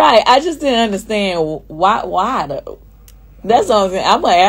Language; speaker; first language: English; native; English